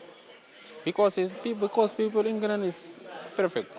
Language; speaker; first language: English; non-native, learner; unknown